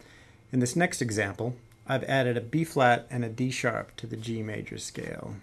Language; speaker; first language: English; native; English